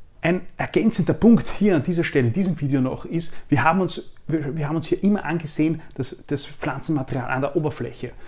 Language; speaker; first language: German; native; German